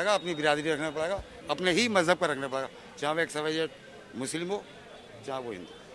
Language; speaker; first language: Hindi; native; Hindi